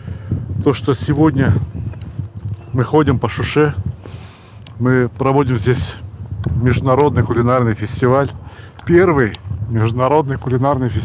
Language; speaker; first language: Russian; native; Russian